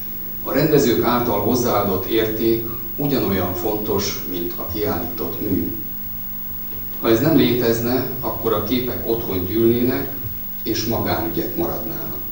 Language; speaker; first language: Hungarian; native; Hungarian